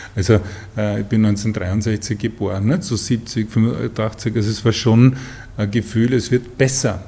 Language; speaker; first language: German; native; German